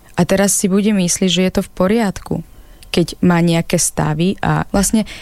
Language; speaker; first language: Slovak; non-native, fluent; Ukrainian